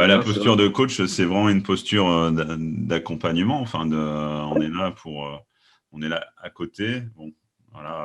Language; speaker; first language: French; native; French